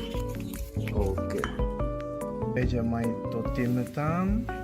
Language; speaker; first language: Japanese; non-native, learner; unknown